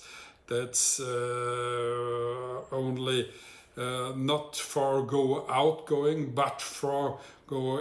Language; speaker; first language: English; non-native, learner; Italian